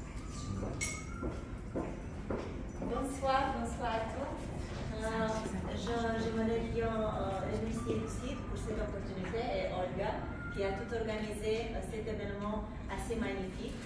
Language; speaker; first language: French; non-native, fluent; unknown